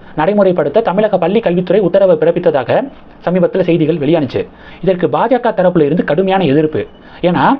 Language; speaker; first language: Tamil; native; Tamil